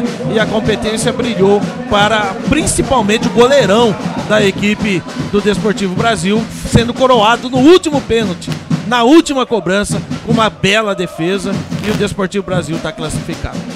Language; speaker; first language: Portuguese; native; Portuguese